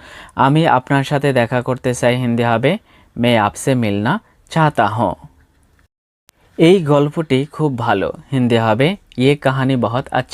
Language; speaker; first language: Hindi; non-native, fluent; Bangla